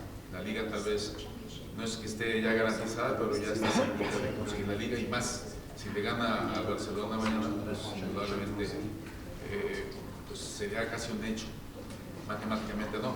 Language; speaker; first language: Spanish; native; Spanish